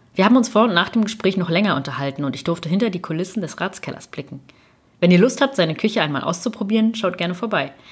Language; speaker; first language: German; native; German